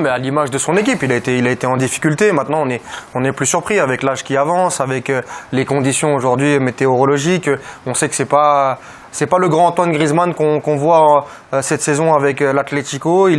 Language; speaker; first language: French; native; French